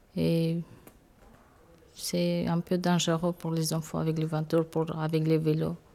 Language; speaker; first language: French; non-native, learner; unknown